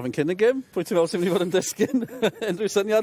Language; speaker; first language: Welsh; native; Welsh